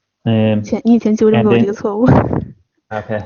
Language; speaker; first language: Chinese; non-native, fluent; English